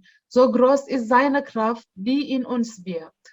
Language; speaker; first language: German; non-native, fluent; Indonesian